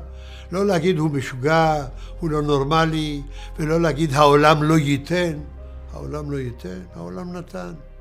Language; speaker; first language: Hebrew; early bilingual, other home language; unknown